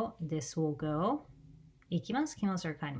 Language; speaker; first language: Japanese; non-native, fluent; English